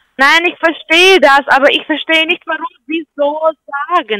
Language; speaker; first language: German; non-native, fluent; Ukrainian